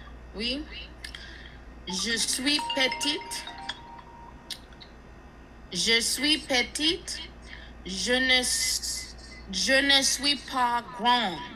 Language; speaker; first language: French; non-native, learner; English